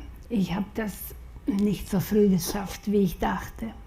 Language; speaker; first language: German; non-native, fluent; Slovak